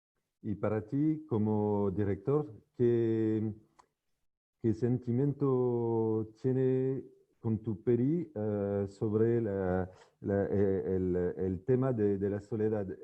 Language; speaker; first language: Spanish; non-native, fluent; French